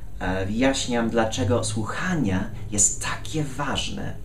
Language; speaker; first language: Polish; non-native, fluent; English